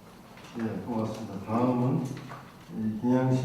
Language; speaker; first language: Korean; native; Korean